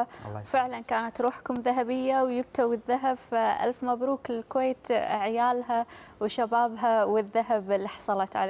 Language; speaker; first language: Arabic; native; Arabic